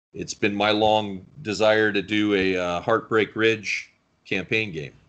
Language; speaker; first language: English; native; English